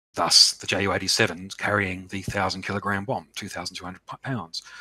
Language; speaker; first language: English; native; English